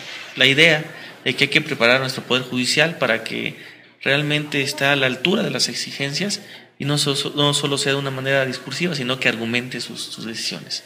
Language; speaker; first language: Spanish; native; Spanish